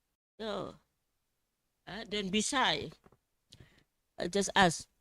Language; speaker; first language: English; non-native, fluent; Indonesian